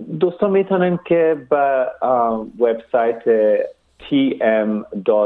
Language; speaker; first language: Persian; early bilingual, heritage; Persian